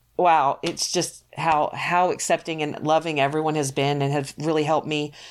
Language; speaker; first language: English; native; English